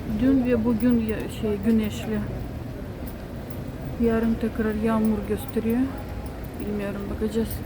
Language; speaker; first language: Turkish; non-native, fluent; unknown